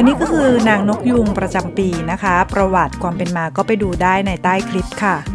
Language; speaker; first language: Thai; native; Thai